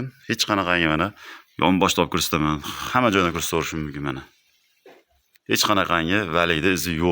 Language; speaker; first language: Uzbek; native; Uzbek